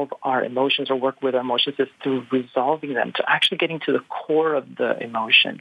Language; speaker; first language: English; native; English